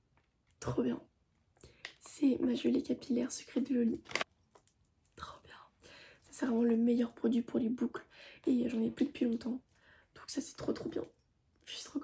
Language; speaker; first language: French; native; French